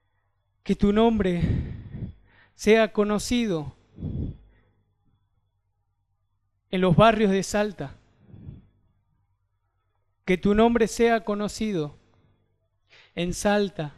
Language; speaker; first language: Spanish; native; Spanish